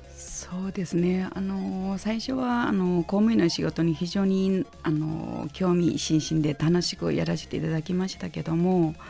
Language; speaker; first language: Japanese; non-native, fluent; Chinese